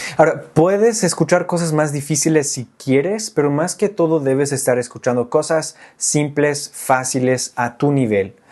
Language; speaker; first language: Spanish; non-native, fluent; English